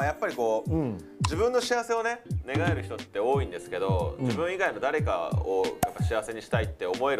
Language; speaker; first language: Japanese; native; Japanese